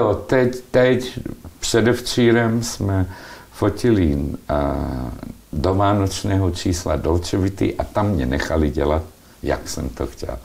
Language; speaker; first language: Czech; non-native, local second language; Slovak